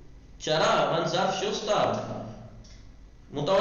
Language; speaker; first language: Persian; non-native, fluent; Urdu